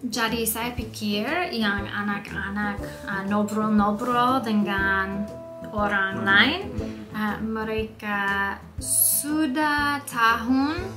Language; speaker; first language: Indonesian; non-native, learner; English